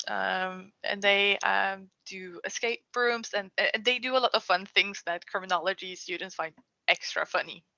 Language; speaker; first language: English; non-native, fluent; Norwegian